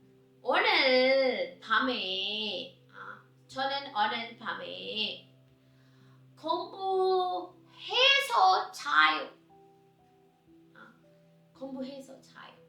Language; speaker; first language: Korean; non-native, learner; Sinhala